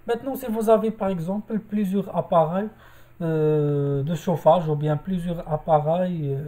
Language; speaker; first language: French; non-native, local second language; Arabic